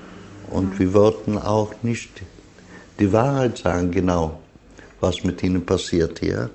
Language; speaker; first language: German; non-native, learner; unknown